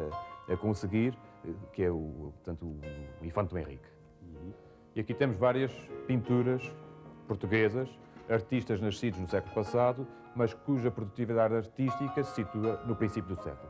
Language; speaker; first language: Portuguese; native; Portuguese